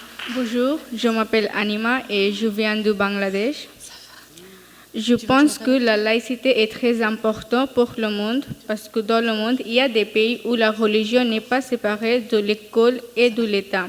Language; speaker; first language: French; non-native, learner; Bangla